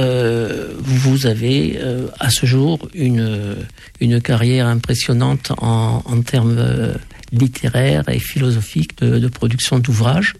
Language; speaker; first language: French; native; French